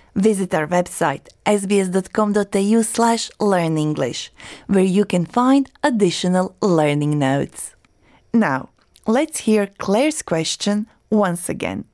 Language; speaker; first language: English; non-native, fluent; Croatian